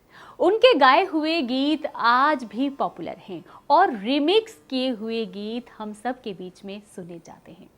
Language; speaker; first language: Hindi; native; Hindi